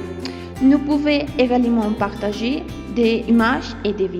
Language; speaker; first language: French; non-native, learner; Spanish